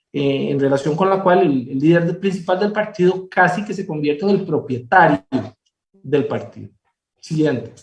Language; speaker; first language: Spanish; native; Spanish